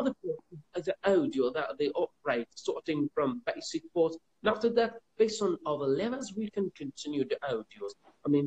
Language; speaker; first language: English; non-native, fluent; Persian